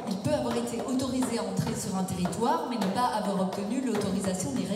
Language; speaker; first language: French; native; French